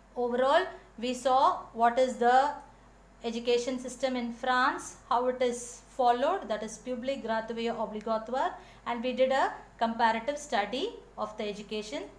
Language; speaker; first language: English; non-native, local second language; Tamil